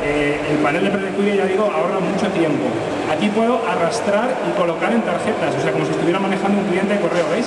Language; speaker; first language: Spanish; native; Spanish